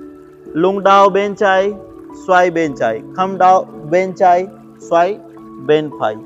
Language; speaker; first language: Vietnamese; non-native, learner; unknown